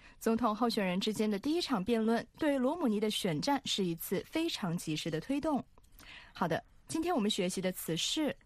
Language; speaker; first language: Chinese; native; Chinese